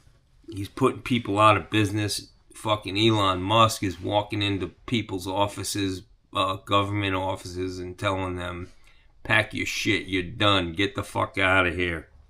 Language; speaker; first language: English; native; English